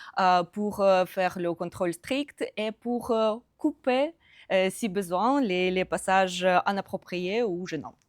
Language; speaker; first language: French; non-native, fluent; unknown